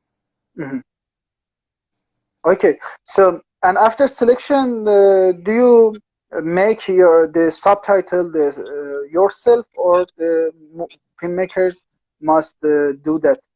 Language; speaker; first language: English; non-native, learner; Persian